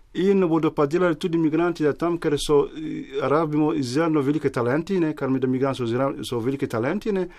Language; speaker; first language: Slovenian; non-native, fluent; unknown